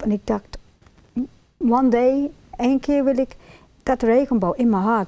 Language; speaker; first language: Dutch; non-native, fluent; English